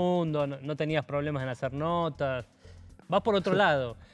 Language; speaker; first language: Spanish; native; Spanish